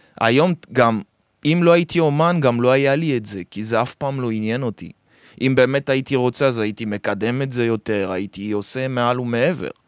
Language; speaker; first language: Hebrew; early bilingual, other home language; French